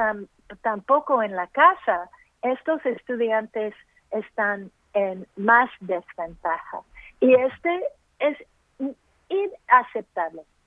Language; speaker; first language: Spanish; early bilingual, heritage; English